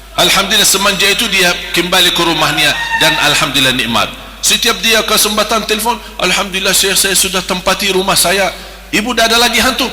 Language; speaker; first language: Malay; non-native, fluent; Arabic